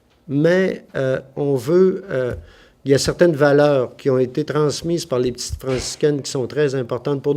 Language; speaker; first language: French; native; French